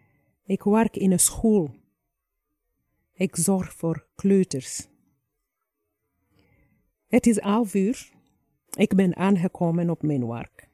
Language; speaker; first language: Dutch; non-native, fluent; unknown